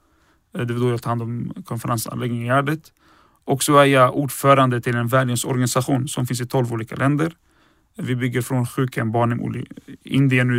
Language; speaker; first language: Swedish; early bilingual, other home language; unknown